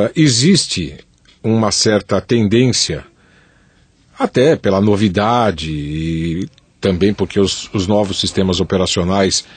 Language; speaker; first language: Portuguese; native; Portuguese